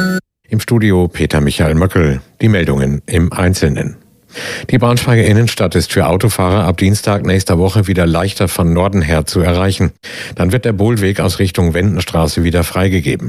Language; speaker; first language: German; native; German